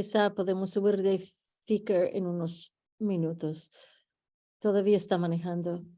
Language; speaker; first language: Spanish; early bilingual, heritage; Spanish